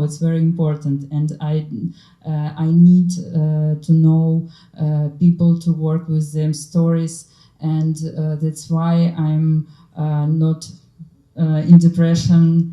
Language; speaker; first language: English; non-native, learner; Ukrainian